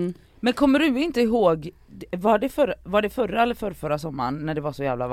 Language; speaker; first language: Swedish; native; Swedish